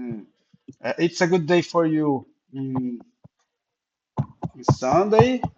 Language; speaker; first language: English; non-native, learner; Portuguese